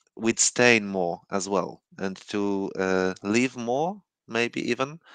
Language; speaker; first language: English; non-native, fluent; Polish